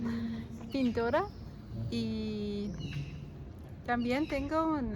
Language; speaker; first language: Spanish; non-native, learner; Persian